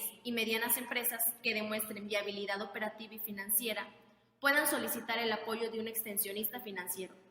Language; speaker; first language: Spanish; native; Spanish